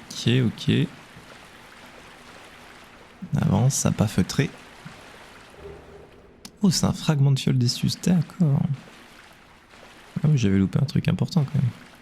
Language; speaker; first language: French; native; French